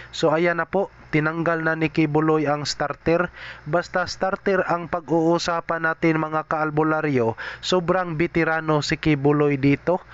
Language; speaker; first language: Filipino; non-native, local second language; Cebuano